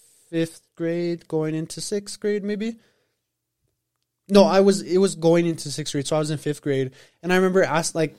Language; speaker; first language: English; native; English